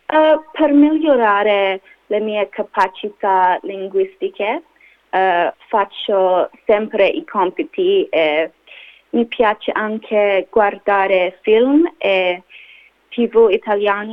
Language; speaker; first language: Italian; non-native, learner; English